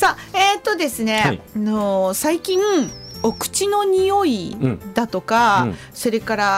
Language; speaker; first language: Japanese; native; Japanese